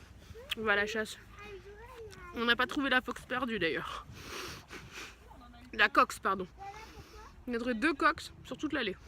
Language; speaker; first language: French; native; French